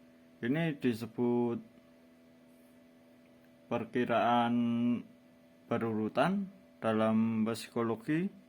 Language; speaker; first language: Indonesian; native; Indonesian